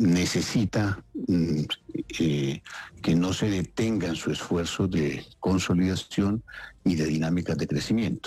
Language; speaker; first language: Spanish; native; Spanish